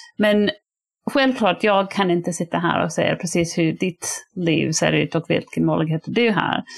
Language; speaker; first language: Swedish; non-native, fluent; English